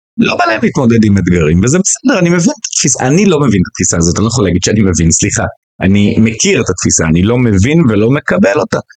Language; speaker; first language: Hebrew; native; Hebrew